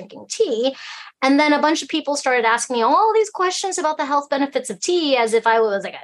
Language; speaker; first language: English; early bilingual, other home language; Cantonese